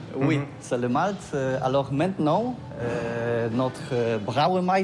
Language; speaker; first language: French; non-native, learner; Polish